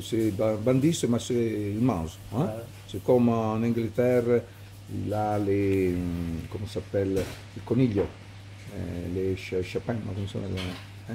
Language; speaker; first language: French; non-native, learner; Italian